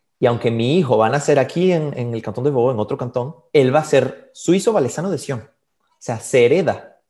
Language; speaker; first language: Spanish; native; Spanish